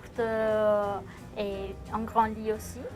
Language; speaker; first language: French; non-native, fluent; Spanish